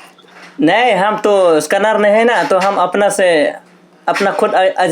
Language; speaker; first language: Hindi; non-native, local second language; Khasi